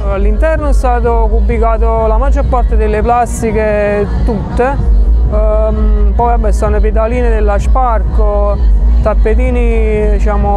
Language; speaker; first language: Italian; native; Italian